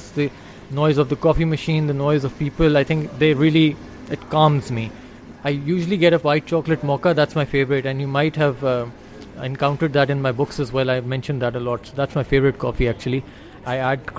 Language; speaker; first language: English; non-native, local second language; Urdu